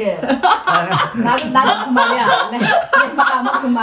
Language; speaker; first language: Korean; native; Korean